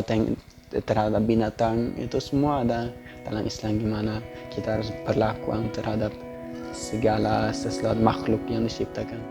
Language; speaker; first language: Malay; non-native, fluent; Swedish